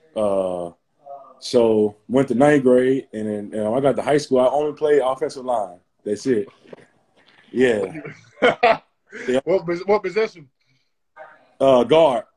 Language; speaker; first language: English; native; English